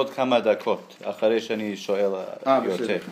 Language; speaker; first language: Hebrew; non-native, learner; English